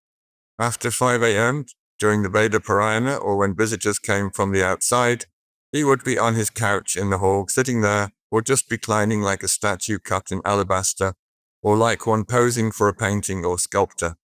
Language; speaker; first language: English; native; English